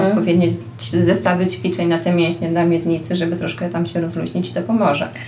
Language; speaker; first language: Polish; native; Polish